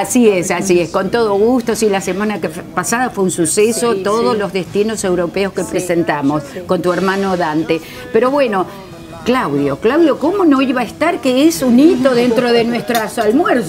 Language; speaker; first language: Spanish; native; Spanish